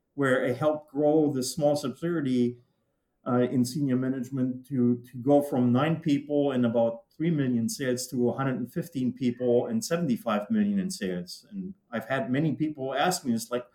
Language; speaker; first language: English; non-native, fluent; German